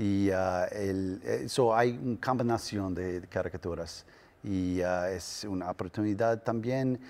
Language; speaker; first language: Spanish; non-native, learner; English